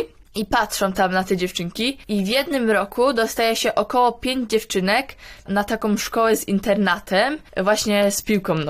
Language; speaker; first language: Polish; early bilingual, heritage; Polish